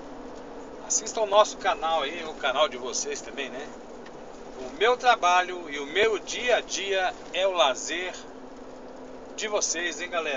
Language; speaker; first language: Portuguese; native; Portuguese